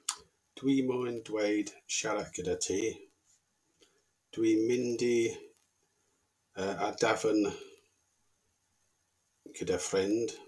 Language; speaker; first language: Welsh; non-native, learner; English